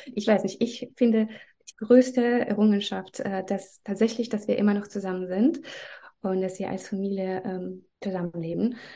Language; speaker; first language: German; non-native, fluent; Russian